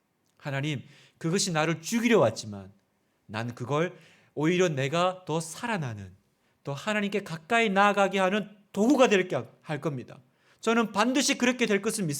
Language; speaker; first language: Korean; native; Korean